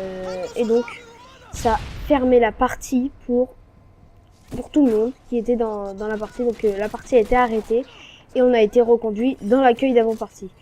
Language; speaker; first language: French; native; French